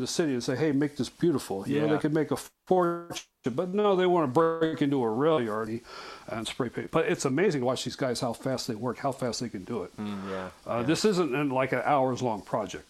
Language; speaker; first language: English; native; English